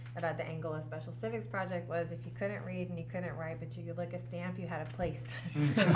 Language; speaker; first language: English; native; English